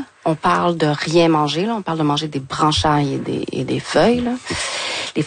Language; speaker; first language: French; native; French